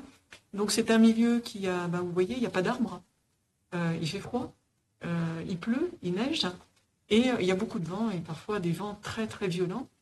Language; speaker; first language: French; native; French